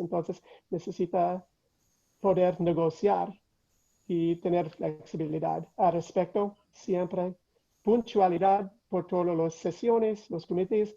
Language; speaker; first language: Spanish; non-native, fluent; English